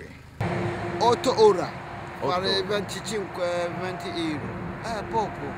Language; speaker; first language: Italian; non-native, learner; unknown